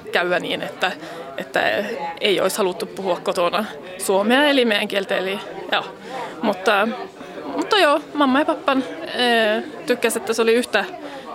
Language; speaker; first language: Finnish; early bilingual, heritage; Finnish